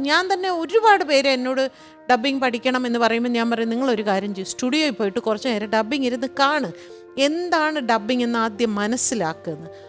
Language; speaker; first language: Malayalam; native; Malayalam